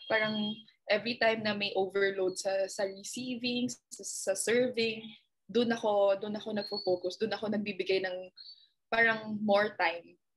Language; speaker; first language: Filipino; native; Filipino